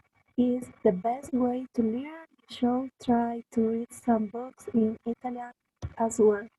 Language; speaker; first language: English; non-native, learner; Spanish